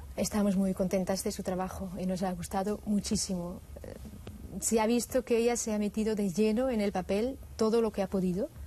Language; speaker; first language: Spanish; non-native, fluent; Swiss German